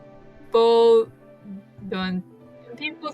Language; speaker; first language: English; non-native, learner; Japanese